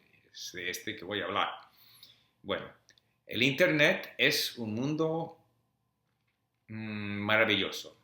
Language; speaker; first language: Spanish; non-native, fluent; English